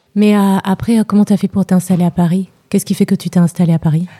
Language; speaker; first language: French; native; French